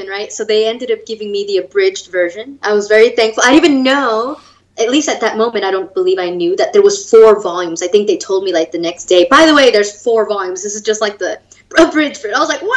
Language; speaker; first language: English; native; English